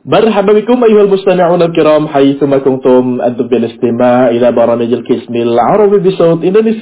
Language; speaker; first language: Arabic; non-native, fluent; Indonesian